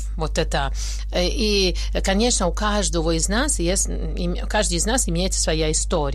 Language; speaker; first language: Russian; non-native, learner; Italian